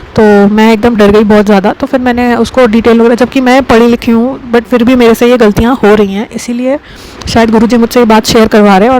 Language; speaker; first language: Hindi; native; Hindi